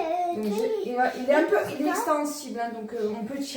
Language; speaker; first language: French; native; French